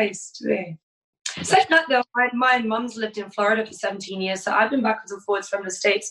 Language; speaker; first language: English; native; English